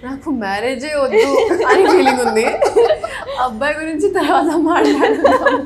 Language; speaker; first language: Telugu; non-native, local second language; Hindi